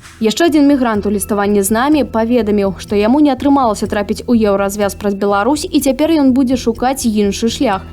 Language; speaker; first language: Belarusian; native; Belarusian